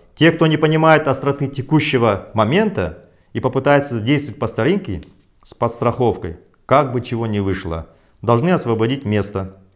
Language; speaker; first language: Russian; non-native, local second language; Kazakh